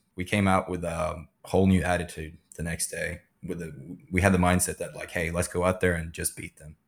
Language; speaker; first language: English; non-native, fluent; Swedish